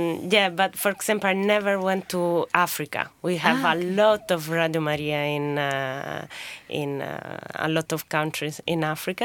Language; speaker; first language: English; non-native, fluent; Italian